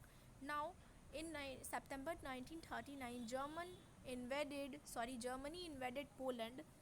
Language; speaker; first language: English; non-native, local second language; Hindi